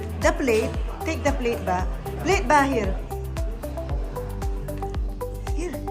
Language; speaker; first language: English; non-native, local second language; Filipino